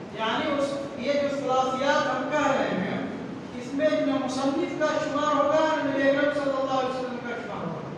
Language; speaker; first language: Urdu; native; Urdu